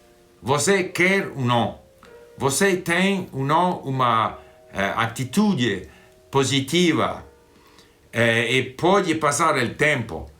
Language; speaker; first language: Portuguese; non-native, fluent; English